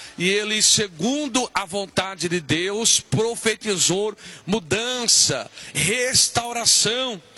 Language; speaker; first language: Portuguese; native; Portuguese